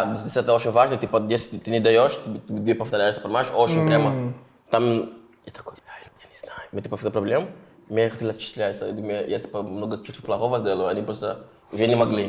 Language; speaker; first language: Russian; non-native, fluent; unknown